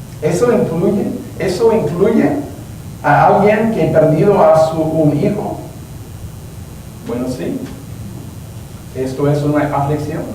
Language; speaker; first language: Spanish; non-native, learner; English